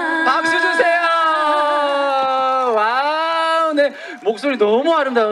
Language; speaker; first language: Korean; native; Korean